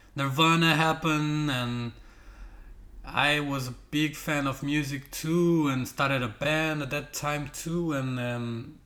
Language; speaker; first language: English; non-native, fluent; Portuguese